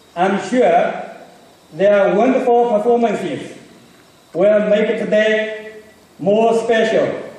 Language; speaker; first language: English; non-native, fluent; Chinese